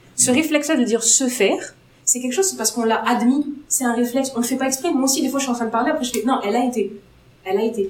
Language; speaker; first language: French; non-native, local second language; Arabic